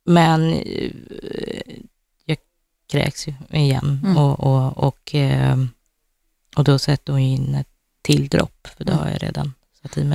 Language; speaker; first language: Swedish; native; Swedish